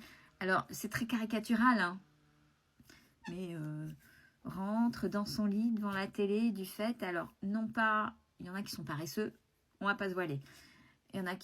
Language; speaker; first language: French; native; French